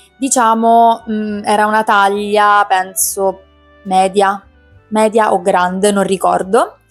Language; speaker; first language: Italian; native; Italian